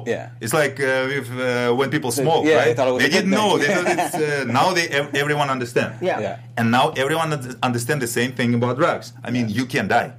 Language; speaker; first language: English; non-native, fluent; Russian